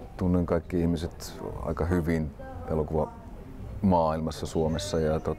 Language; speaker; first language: Finnish; native; Finnish